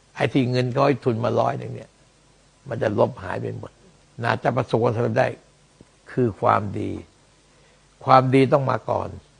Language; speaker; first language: Thai; early bilingual, other home language; Min Nan Chinese